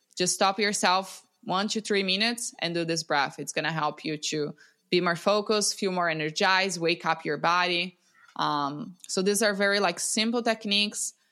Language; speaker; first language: English; non-native, fluent; Portuguese